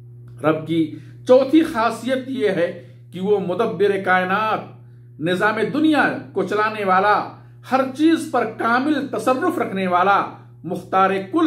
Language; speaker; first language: Urdu; native; Urdu